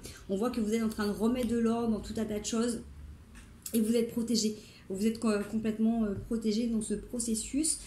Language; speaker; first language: French; native; French